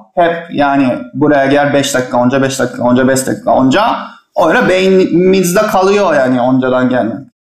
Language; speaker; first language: Turkish; non-native, fluent; Japanese